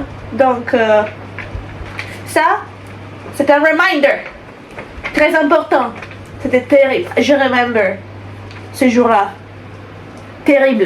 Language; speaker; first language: French; non-native, fluent; Italian